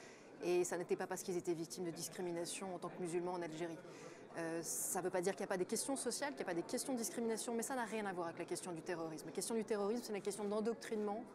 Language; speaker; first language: French; native; French